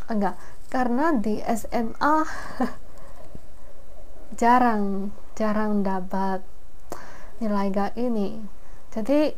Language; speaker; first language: Indonesian; non-native, fluent; Chinese